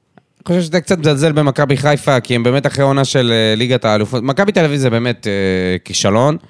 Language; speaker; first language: Hebrew; native; Hebrew